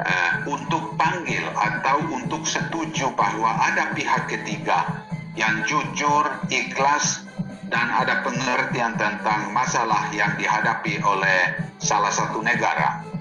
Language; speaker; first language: Indonesian; non-native, fluent; Finnish